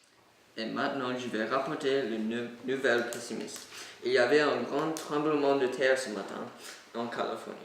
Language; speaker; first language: French; non-native, learner; English